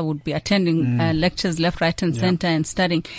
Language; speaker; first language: English; non-native, local second language; Xhosa